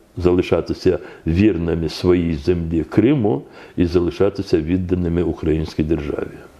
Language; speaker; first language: Ukrainian; non-native, local second language; Crimean Tatar